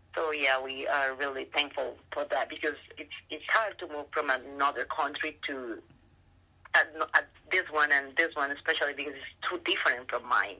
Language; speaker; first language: English; non-native, learner; Spanish